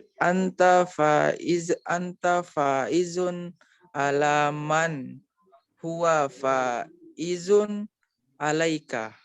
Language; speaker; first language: Arabic; non-native, learner; Indonesian